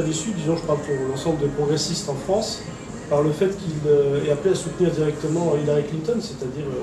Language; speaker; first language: French; native; French